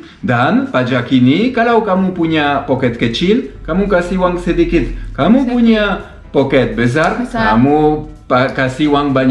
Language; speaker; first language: Indonesian; non-native, learner; French